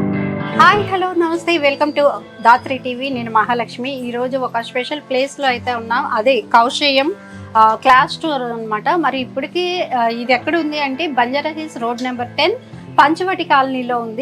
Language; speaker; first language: Telugu; native; Telugu